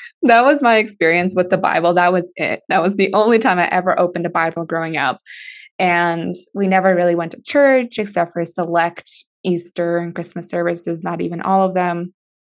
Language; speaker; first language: English; early bilingual, other home language; Russian